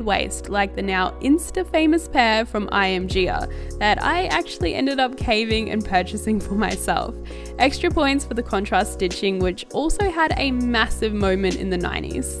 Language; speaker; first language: English; native; English